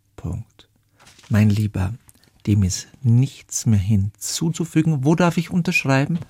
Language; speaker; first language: German; native; German